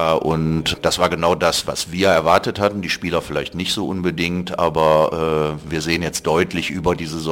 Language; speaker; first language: German; native; German